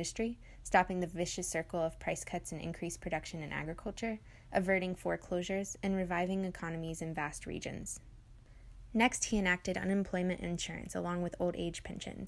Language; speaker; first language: English; native; English